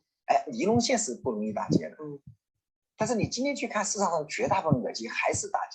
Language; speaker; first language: Chinese; native; Chinese